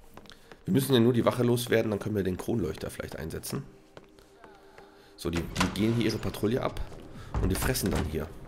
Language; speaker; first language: German; native; German